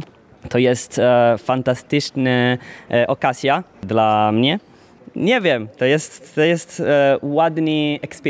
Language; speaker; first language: Polish; non-native, learner; Italian